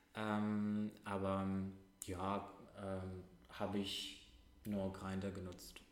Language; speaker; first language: German; non-native, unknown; Russian